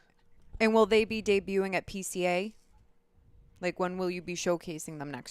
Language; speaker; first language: English; native; English